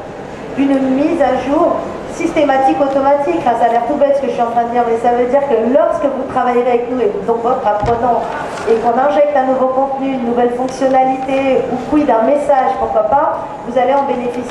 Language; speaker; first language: French; native; French